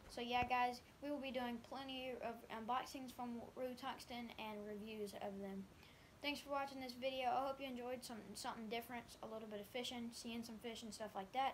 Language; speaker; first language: English; native; English